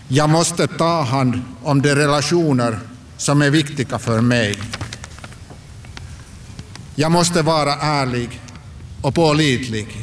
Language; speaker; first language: Swedish; non-native, local second language; Finnish